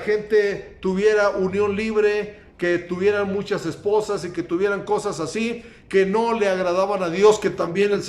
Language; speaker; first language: Spanish; native; Spanish